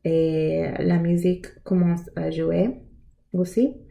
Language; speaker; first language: French; non-native, learner; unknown